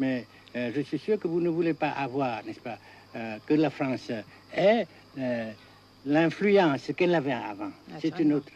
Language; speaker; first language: French; non-native, fluent; Vietnamese